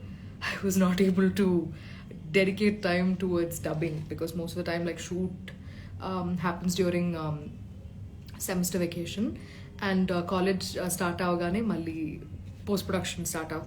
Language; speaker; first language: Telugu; non-native, local second language; Malayalam